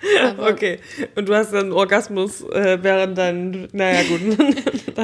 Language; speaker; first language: German; native; German